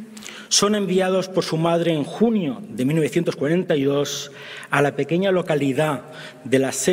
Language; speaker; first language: Spanish; native; Spanish